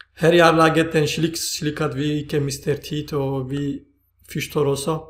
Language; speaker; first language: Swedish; non-native, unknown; Turkish